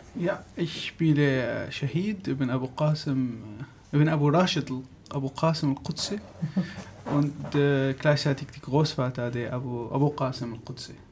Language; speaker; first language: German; non-native, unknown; Arabic